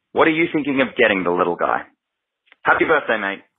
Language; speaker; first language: English; native; English